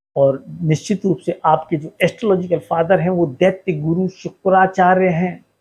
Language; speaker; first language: Hindi; native; Hindi